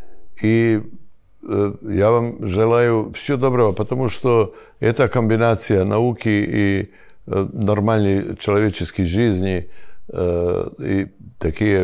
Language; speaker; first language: Russian; non-native, learner; Serbian